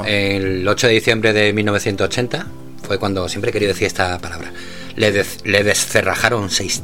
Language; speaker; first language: Spanish; native; Spanish